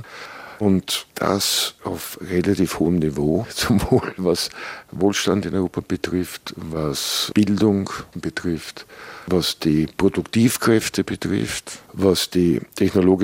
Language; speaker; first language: German; native; German